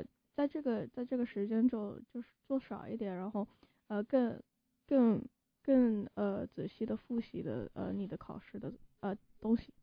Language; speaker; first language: Chinese; early bilingual, heritage; Chinese